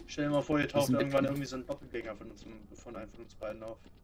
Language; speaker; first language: German; native; German